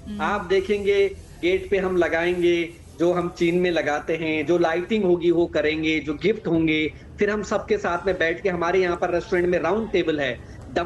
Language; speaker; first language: Hindi; native; Hindi